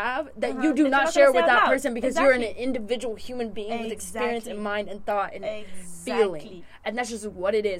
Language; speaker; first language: English; native; English